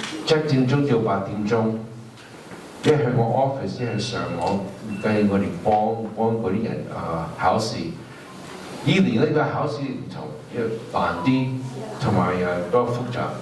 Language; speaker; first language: Cantonese; early bilingual, heritage; English